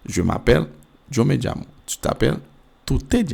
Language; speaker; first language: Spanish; non-native, fluent; French